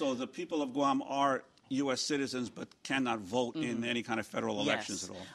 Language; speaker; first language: English; native; English